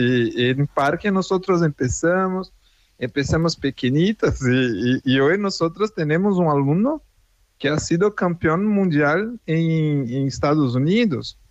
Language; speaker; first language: Spanish; non-native, fluent; Portuguese